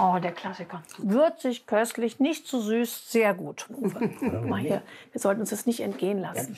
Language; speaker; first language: German; native; German